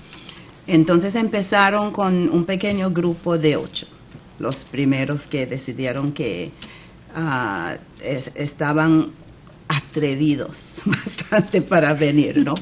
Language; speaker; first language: Spanish; non-native, fluent; English